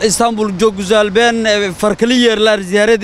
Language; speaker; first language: Turkish; non-native, learner; Somali